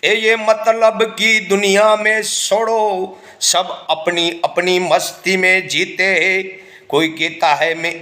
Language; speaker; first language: Hindi; non-native, local second language; Gujarati